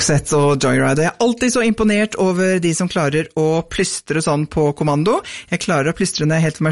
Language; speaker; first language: Norwegian; native; Norwegian